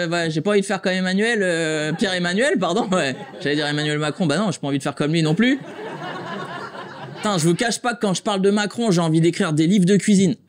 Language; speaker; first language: French; native; French